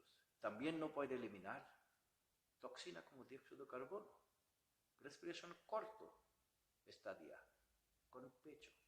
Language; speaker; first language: Spanish; non-native, learner; Bangla